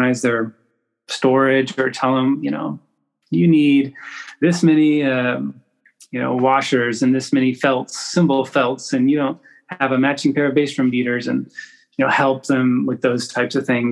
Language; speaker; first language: English; native; English